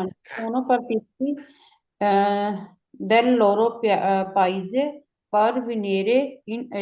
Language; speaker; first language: Italian; non-native, learner; Urdu